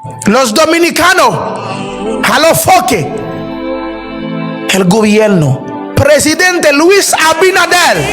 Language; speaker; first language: Spanish; non-native, learner; Haitian Creole